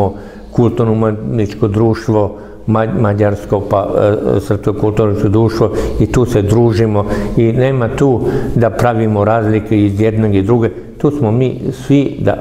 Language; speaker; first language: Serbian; non-native, local second language; Hungarian